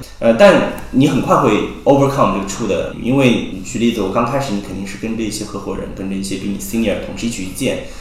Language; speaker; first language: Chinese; native; Chinese